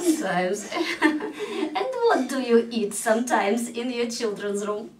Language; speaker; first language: English; non-native, fluent; Russian